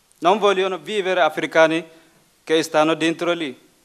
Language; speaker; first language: Italian; non-native, learner; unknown